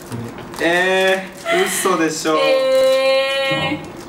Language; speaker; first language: Japanese; non-native, learner; Spanish